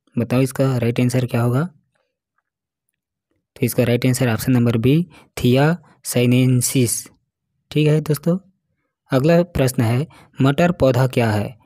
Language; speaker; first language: Hindi; native; Hindi